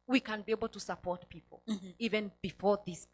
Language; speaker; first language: English; non-native, local second language; Swahili